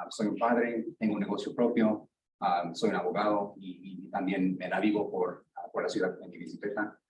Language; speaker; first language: Spanish; non-native, learner; English